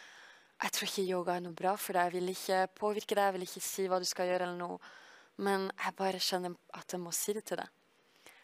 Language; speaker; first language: Norwegian; early bilingual, heritage; French